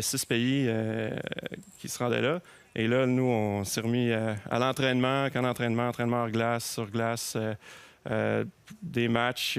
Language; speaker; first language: French; native; French